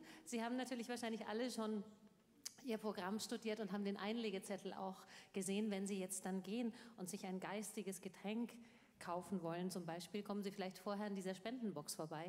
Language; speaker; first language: German; native; German